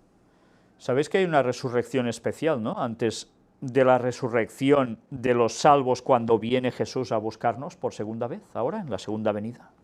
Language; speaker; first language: Spanish; native; Spanish